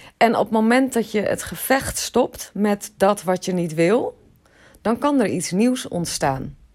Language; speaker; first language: Dutch; native; Dutch